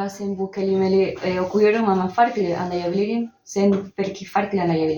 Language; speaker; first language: Turkish; non-native, learner; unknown